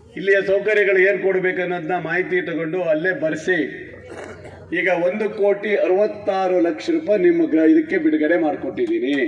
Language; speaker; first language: Kannada; native; Kannada